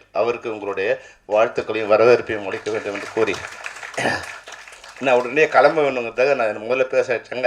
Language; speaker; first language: Tamil; native; Tamil